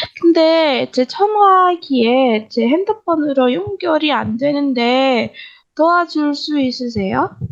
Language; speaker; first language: Korean; non-native, learner; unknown